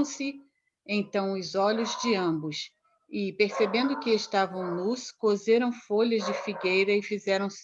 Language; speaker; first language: Portuguese; native; Portuguese